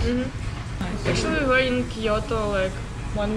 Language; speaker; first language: English; non-native, learner; Ukrainian